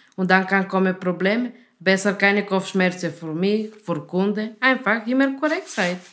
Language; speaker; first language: German; non-native, learner; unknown